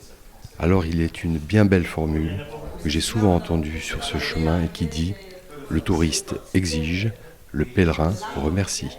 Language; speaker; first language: French; native; French